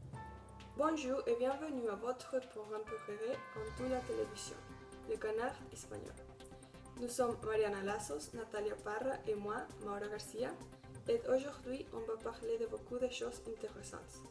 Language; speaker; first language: French; non-native, learner; Spanish